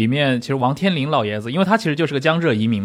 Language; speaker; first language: Chinese; native; Chinese